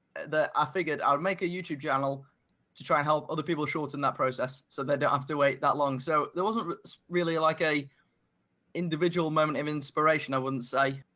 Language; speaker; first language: English; native; English